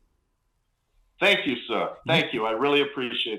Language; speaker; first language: English; native; English